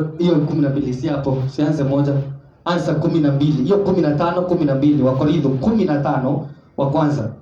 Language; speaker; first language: Swahili; non-native, local second language; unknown